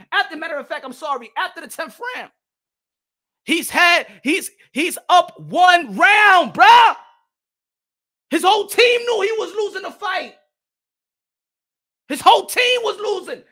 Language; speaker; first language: English; early bilingual, other home language; Spanish